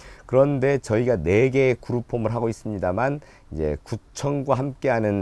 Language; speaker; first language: Korean; native; Korean